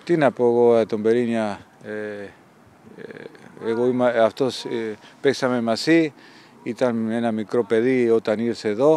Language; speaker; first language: Greek; non-native, fluent; Spanish